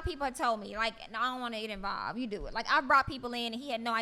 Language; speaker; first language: English; native; English